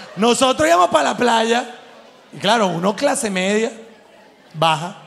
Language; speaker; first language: Spanish; native; Spanish